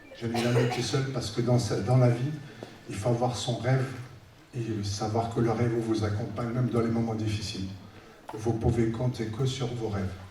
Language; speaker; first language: French; early bilingual, other home language; Tachelhit